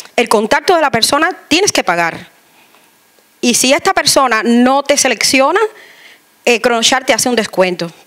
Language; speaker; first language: Spanish; native; Spanish